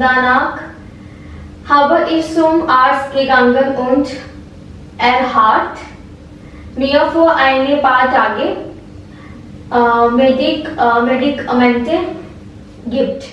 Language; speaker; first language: German; non-native, learner; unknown